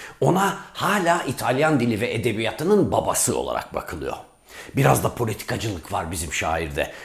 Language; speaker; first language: Turkish; native; Turkish